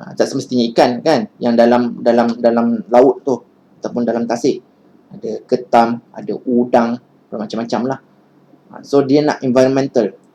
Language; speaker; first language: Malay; native; Malay